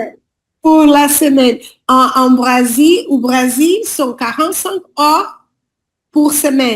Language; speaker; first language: French; non-native, learner; Portuguese